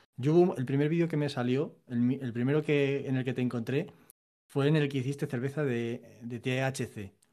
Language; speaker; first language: Spanish; native; Spanish